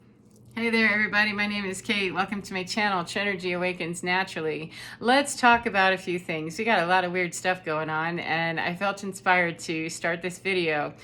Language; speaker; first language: English; native; English